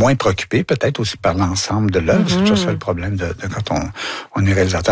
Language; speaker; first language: French; native; French